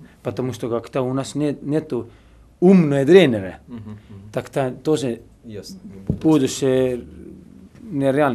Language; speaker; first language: Russian; non-native, learner; Estonian